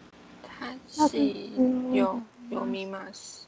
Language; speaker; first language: Japanese; non-native, learner; Chinese